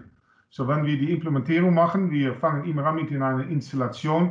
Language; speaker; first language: German; non-native, learner; Dutch